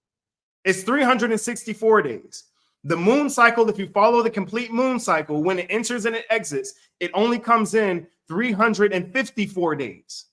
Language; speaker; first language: English; native; English